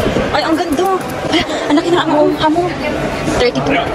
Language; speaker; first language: Filipino; native; Filipino